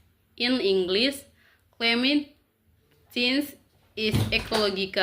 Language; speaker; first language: English; non-native, learner; Indonesian